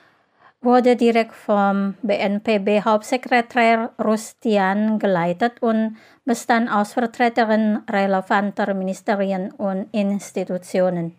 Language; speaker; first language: German; non-native, fluent; Indonesian